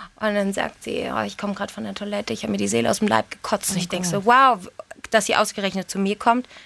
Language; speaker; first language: German; native; German